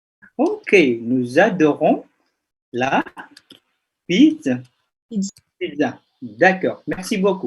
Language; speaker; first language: French; non-native, fluent; Indonesian